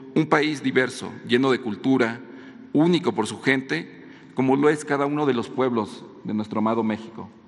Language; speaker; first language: Spanish; native; Spanish